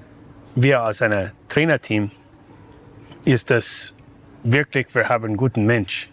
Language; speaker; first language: German; non-native, learner; English